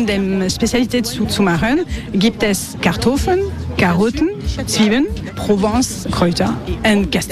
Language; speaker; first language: German; non-native, learner; French